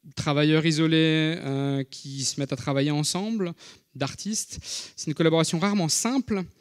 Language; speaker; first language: French; native; French